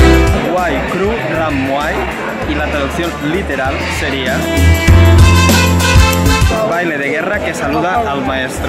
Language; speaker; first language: Spanish; non-native, local second language; Catalan